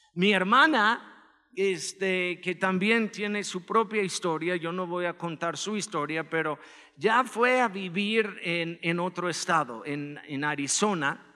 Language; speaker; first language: Spanish; non-native, fluent; English